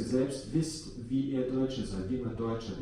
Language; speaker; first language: German; native; German